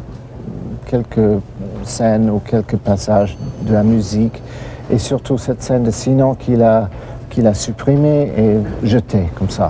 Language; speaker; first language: French; non-native, fluent; English